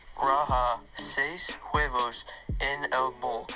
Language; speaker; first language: Spanish; non-native, learner; English